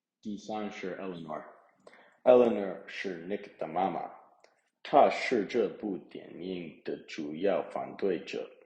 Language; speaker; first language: Chinese; non-native, learner; English